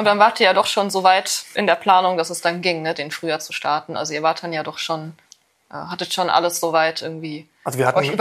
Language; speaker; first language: German; native; German